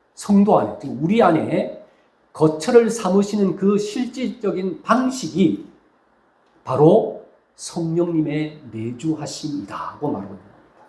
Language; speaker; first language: Korean; native; Korean